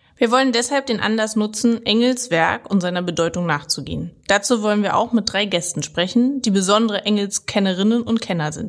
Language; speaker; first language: German; native; German